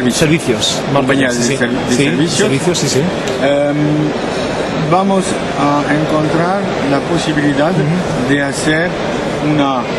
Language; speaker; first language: Spanish; non-native, learner; French